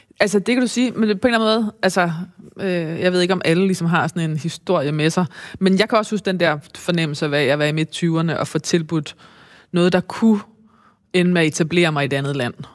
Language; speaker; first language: Danish; native; Danish